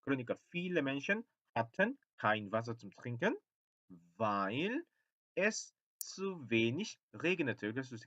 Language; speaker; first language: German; non-native, fluent; Korean